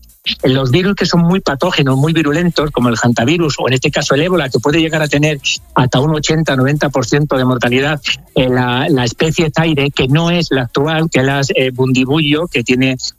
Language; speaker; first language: Spanish; native; Spanish